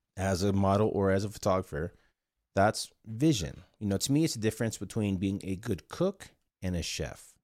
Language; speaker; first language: English; non-native, fluent; Korean